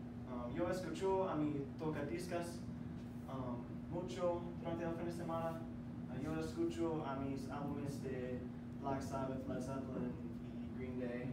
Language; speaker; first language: Spanish; non-native, learner; English